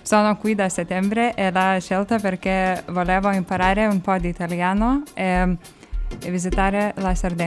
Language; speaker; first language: Italian; non-native, learner; Lithuanian